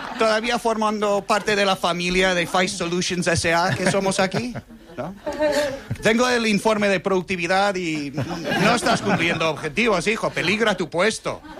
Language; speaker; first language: Spanish; non-native, fluent; English